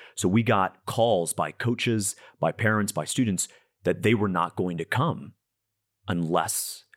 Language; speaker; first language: English; native; English